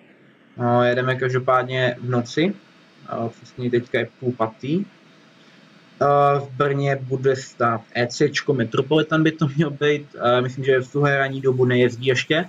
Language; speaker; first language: Czech; native; Czech